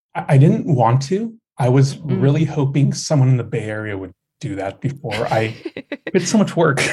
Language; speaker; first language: English; native; English